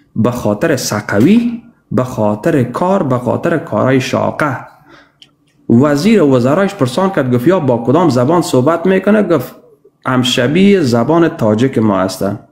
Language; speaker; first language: Persian; native; Persian